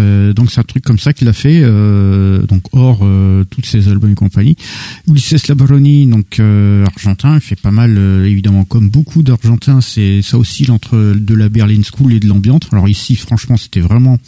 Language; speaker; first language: French; native; French